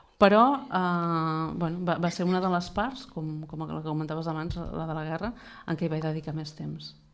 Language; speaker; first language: Catalan; native; Catalan